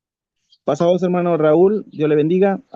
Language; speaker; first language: Spanish; native; Spanish